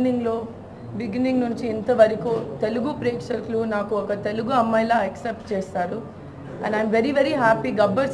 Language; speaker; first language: Telugu; non-native, local second language; Tamil